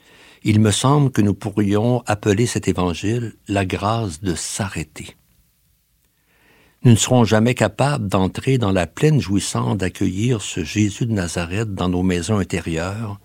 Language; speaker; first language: French; native; French